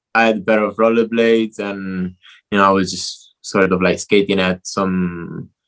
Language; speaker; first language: English; non-native, fluent; Italian